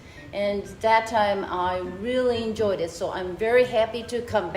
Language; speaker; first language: English; non-native, fluent; Japanese